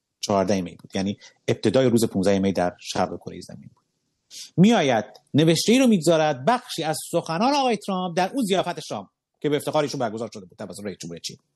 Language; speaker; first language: Persian; native; Persian